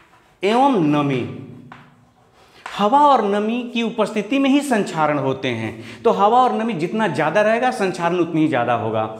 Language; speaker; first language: Hindi; native; Hindi